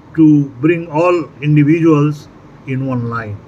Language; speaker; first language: English; non-native, local second language; Nepali